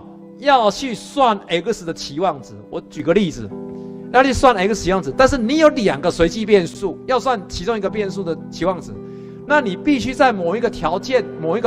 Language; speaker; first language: Chinese; native; Chinese